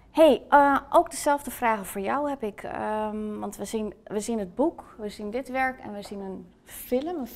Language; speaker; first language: Dutch; native; Dutch